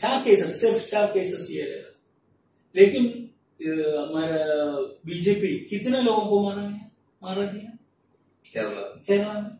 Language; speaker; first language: Hindi; non-native, local second language; Malayalam